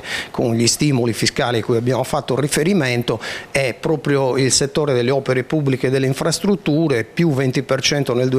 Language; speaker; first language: Italian; native; Italian